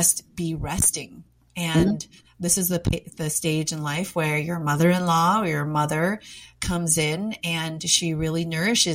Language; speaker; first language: English; native; English